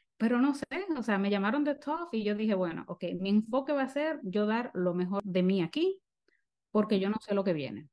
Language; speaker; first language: Spanish; native; Spanish